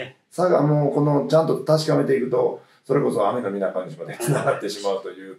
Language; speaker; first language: Japanese; native; Japanese